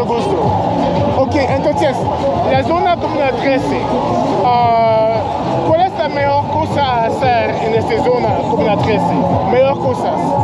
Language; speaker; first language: Spanish; non-native, learner; English